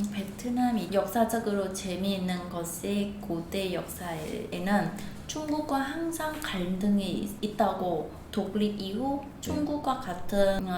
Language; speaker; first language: Korean; non-native, fluent; Vietnamese